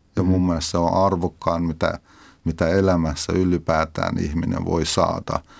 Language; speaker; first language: Finnish; non-native, fluent; Persian